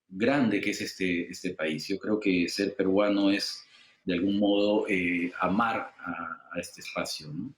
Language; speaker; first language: Spanish; native; Spanish